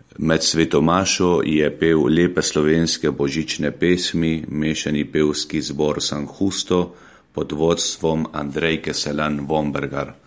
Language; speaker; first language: Slovenian; early bilingual, heritage; Slovenian